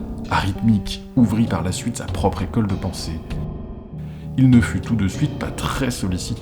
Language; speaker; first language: French; native; French